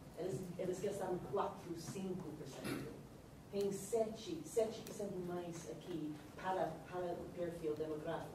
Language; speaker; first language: Portuguese; non-native, learner; English